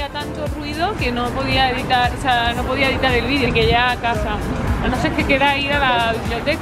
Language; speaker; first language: Spanish; native; Spanish